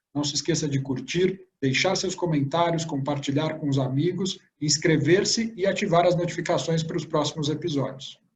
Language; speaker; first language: Portuguese; native; Portuguese